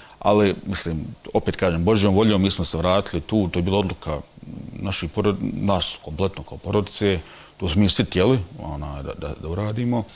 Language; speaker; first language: Bosnian; early bilingual, heritage; Bosnian